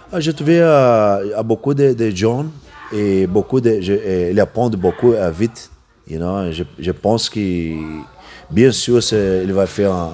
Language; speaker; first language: French; non-native, learner; Portuguese